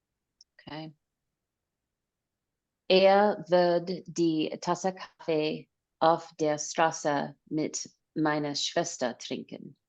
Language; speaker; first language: German; non-native, learner; English